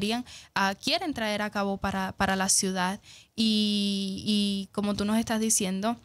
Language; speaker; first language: Spanish; native; Spanish